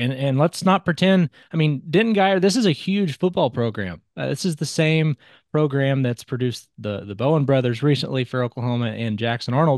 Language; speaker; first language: English; native; English